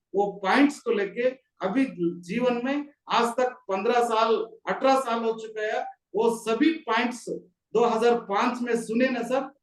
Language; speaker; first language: Hindi; non-native, local second language; Kannada